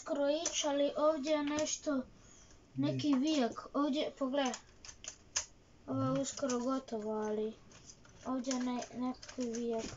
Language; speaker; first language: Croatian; early bilingual, heritage; Croatian